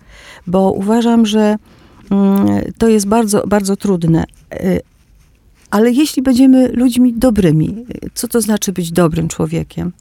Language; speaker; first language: Polish; early bilingual, other home language; Greek